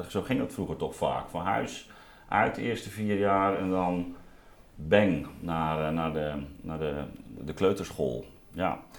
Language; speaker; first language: Dutch; native; Dutch